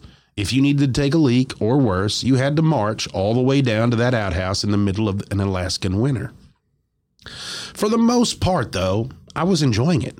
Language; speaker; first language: English; native; English